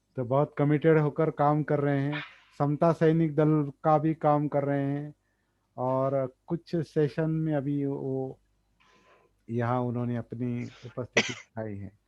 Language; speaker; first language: Hindi; non-native, local second language; Marathi